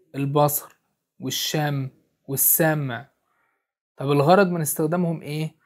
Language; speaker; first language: Arabic; native; Arabic